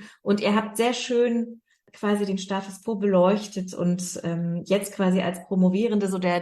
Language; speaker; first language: German; native; German